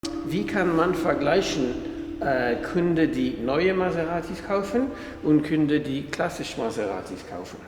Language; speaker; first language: German; non-native, fluent; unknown